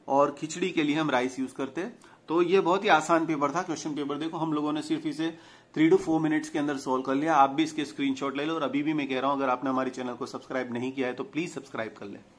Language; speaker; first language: Hindi; non-native, local second language; Gujarati